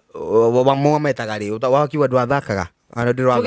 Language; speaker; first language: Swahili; non-native, local second language; Kikuyu